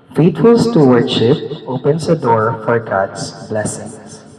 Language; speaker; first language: English; non-native, local second language; Filipino